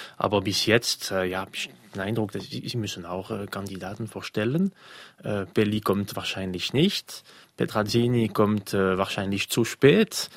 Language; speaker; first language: German; non-native, local second language; French